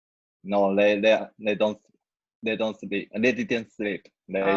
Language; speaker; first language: English; non-native, learner; Chinese